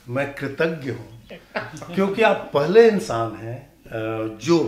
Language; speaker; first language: Hindi; non-native, local second language; Magahi